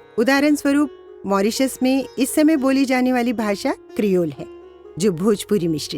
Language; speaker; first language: Hindi; native; Hindi